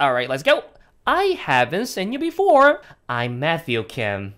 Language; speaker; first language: English; non-native, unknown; Korean